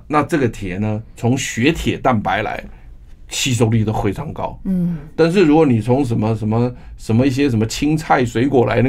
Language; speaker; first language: Chinese; native; Chinese